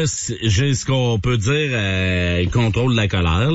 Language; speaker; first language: French; native; French